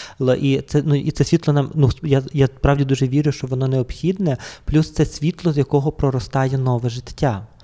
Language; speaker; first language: Ukrainian; native; Ukrainian